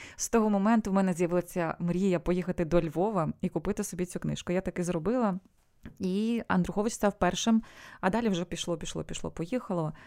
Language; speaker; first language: Ukrainian; non-native, local second language; Russian